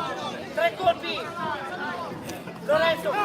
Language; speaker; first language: Italian; native; Italian